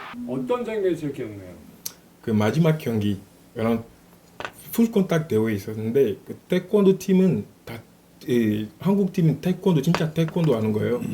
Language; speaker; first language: Korean; non-native, fluent; French